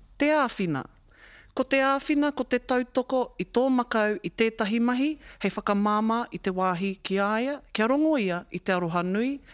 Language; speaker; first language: Māori; non-native, local second language; English